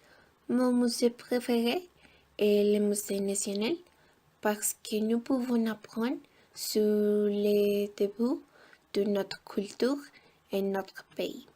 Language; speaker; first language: French; non-native, learner; Spanish